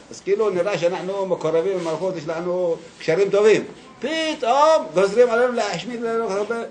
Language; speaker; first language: Hebrew; native; Hebrew